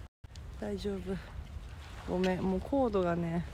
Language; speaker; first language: Japanese; non-native, fluent; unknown